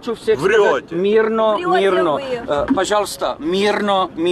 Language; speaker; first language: Russian; non-native, learner; Czech